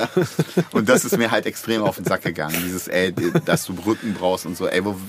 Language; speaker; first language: German; native; German